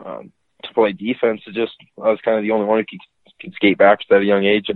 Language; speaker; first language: English; native; English